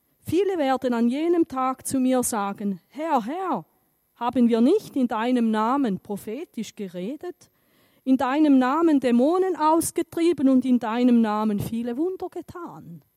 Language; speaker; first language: German; native; German